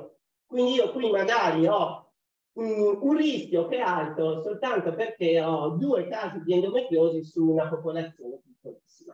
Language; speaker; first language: Italian; native; Italian